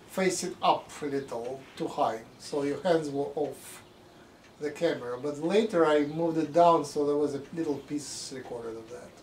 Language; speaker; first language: English; non-native, fluent; Russian